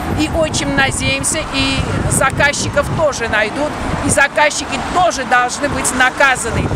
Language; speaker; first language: Russian; non-native, local second language; Armenian